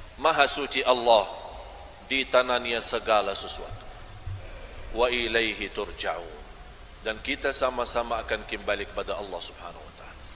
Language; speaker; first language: Malay; non-native, fluent; Arabic